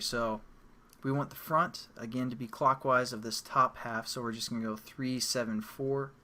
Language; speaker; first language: English; native; English